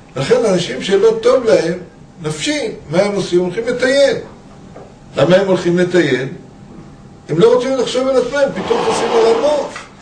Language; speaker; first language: Hebrew; native; Hebrew